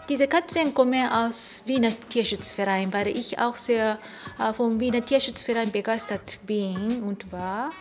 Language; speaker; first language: German; non-native, fluent; Japanese